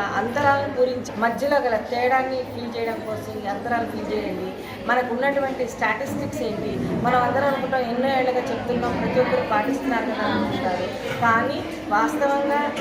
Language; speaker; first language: Telugu; native; Telugu